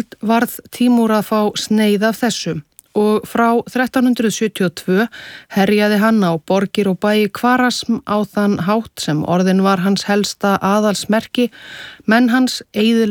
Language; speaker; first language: Icelandic; native; Icelandic